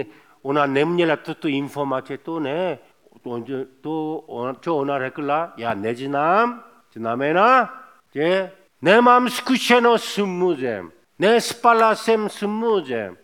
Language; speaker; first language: Czech; non-native, fluent; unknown